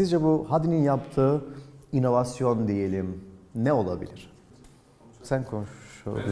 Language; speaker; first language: Turkish; native; Turkish